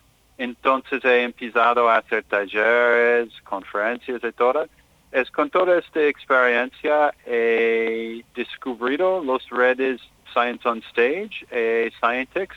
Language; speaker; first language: Spanish; non-native, learner; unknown